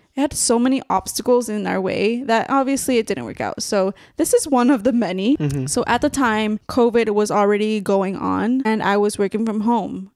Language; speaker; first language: English; early bilingual, other home language; Spanish